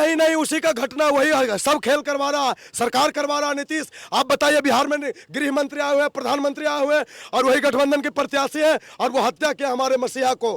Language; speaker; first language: Hindi; native; Hindi